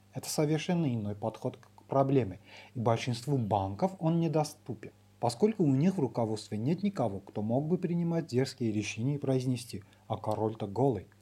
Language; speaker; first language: Russian; non-native, local second language; Armenian